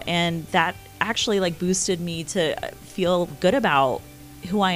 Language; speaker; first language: English; early bilingual, other home language; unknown